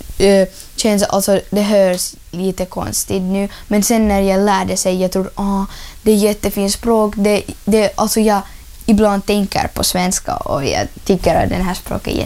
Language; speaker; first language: Swedish; non-native, learner; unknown